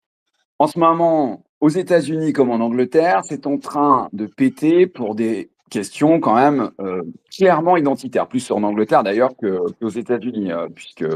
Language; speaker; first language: French; native; French